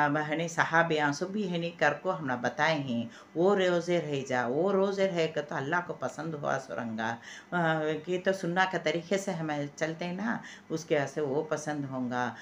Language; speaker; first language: Hindi; non-native, local second language; Urdu